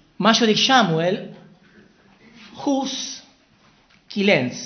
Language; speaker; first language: Hungarian; non-native, learner; Spanish